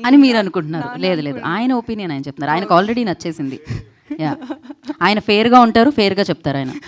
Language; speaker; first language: Telugu; native; Telugu